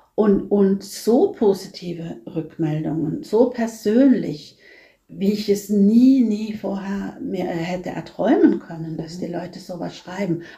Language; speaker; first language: German; non-native, fluent; Norwegian